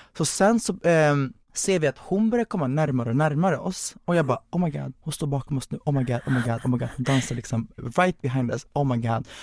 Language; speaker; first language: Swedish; early bilingual, other home language; Hungarian